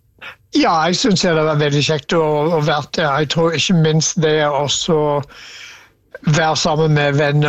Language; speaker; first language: Norwegian; non-native, fluent; English